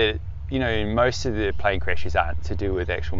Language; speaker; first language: English; native; English